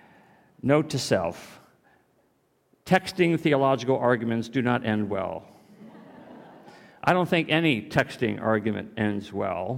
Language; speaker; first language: English; native; English